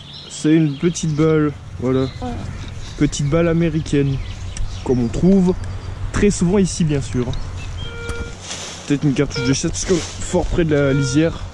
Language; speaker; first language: French; native; French